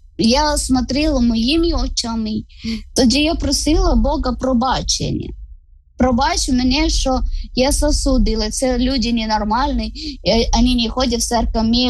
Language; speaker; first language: Ukrainian; non-native, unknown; Malayalam